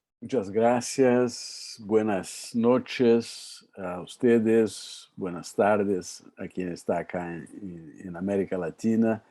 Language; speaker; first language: Spanish; non-native, fluent; Portuguese